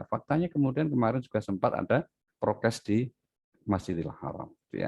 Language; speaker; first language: Indonesian; native; Indonesian